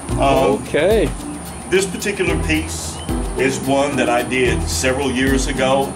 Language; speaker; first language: English; native; English